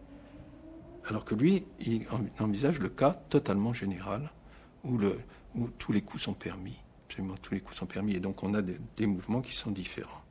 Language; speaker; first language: French; native; French